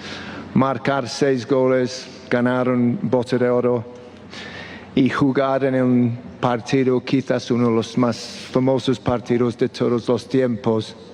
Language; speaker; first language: Spanish; non-native, fluent; English